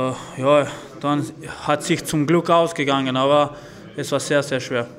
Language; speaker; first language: German; non-native, fluent; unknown